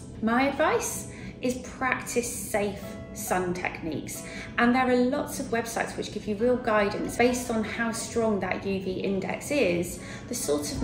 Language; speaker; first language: English; native; English